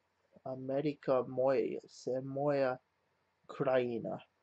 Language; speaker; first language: Polish; non-native, learner; English